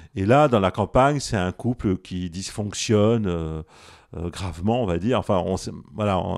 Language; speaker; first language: French; native; French